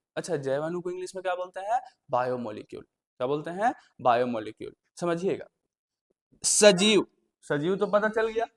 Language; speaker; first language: Hindi; native; Hindi